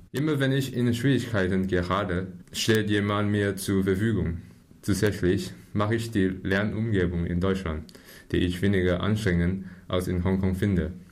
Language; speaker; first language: German; non-native, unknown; Cantonese